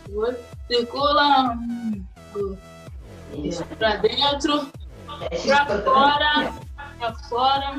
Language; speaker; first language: Portuguese; native; Portuguese